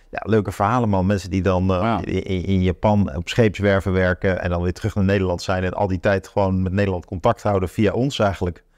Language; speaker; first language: Dutch; native; Dutch